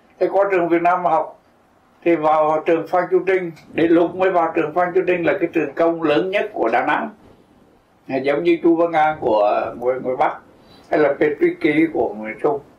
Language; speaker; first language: Vietnamese; native; Vietnamese